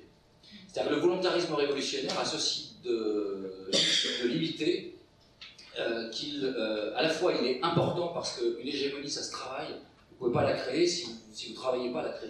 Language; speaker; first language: French; native; French